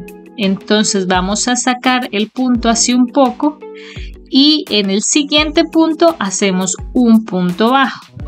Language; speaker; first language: Spanish; native; Spanish